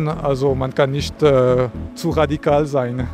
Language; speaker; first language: German; non-native, local second language; French